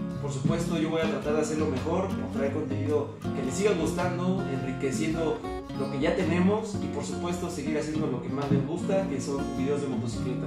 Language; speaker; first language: Spanish; native; Spanish